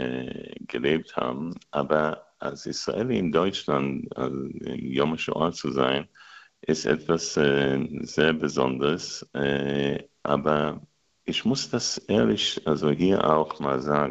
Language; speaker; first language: German; non-native, fluent; Hebrew